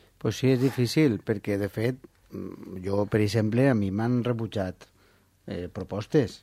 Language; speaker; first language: Catalan; non-native, local second language; Spanish